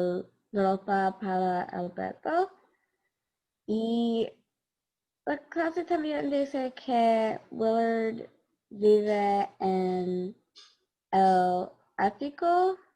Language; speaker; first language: Spanish; non-native, learner; English